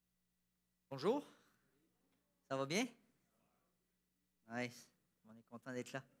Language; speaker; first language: French; native; French